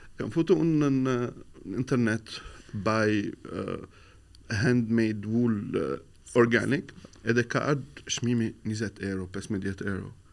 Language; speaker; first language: Albanian; non-native, learner; Arabic